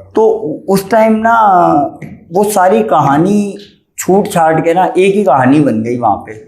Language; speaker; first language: Urdu; native; Urdu